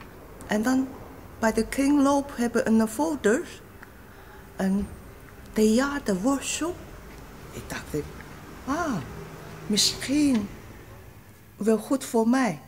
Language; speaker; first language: Dutch; non-native, learner; Cantonese